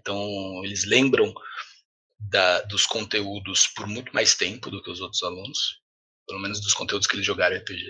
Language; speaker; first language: Portuguese; native; Portuguese